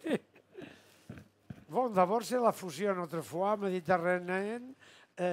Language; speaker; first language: French; non-native, fluent; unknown